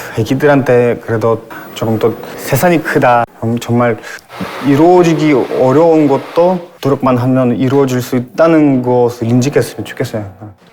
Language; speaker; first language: Korean; non-native, fluent; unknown